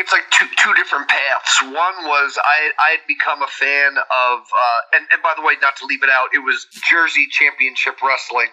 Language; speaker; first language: English; native; English